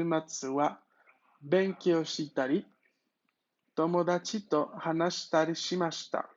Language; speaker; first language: Japanese; non-native, fluent; Spanish